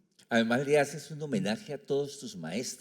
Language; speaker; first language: Spanish; native; Spanish